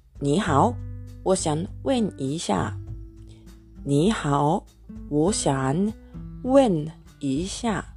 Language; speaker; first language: Chinese; non-native, learner; Japanese